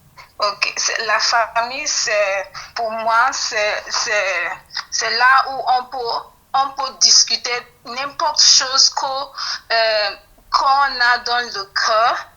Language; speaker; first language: French; non-native, fluent; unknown